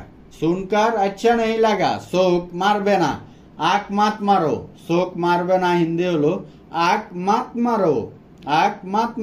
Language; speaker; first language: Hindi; non-native, fluent; Bangla